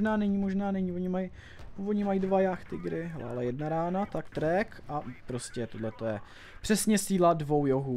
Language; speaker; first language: Czech; native; Czech